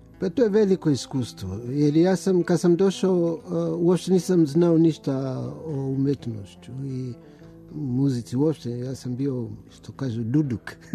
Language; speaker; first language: Serbian; early bilingual, other home language; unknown